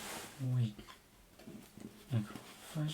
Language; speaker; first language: French; non-native, fluent; Spanish